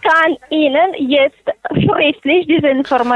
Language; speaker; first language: German; non-native, fluent; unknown